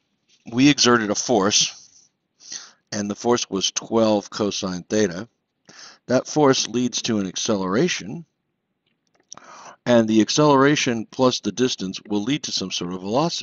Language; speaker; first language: English; native; English